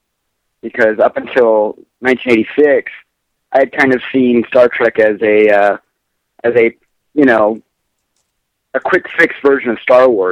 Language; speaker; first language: English; native; English